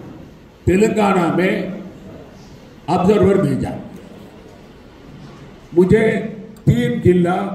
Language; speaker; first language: Hindi; non-native, local second language; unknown